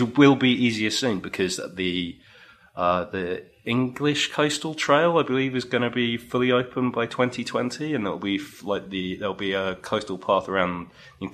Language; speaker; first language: English; native; English